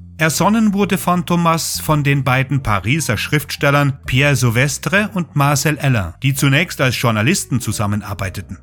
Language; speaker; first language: German; native; German